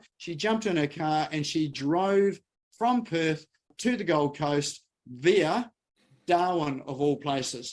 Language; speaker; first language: English; native; English